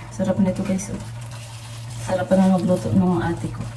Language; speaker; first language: Filipino; native; Filipino